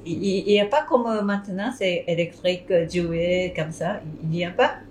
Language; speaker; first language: French; non-native, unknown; Japanese